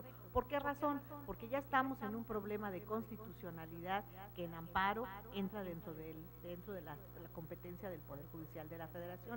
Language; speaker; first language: Spanish; native; Spanish